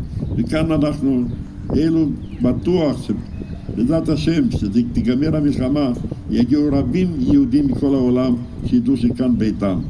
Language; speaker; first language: Hebrew; non-native, fluent; Romanian